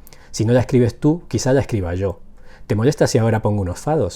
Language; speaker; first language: Spanish; native; Spanish